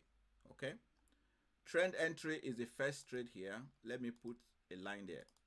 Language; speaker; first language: English; non-native, fluent; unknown